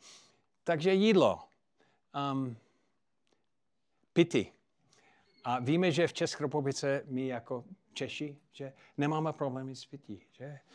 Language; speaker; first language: Czech; non-native, fluent; English